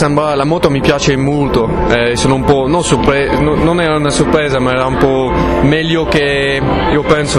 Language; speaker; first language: Italian; non-native, learner; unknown